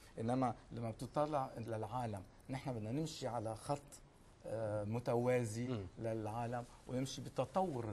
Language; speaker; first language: Arabic; native; Arabic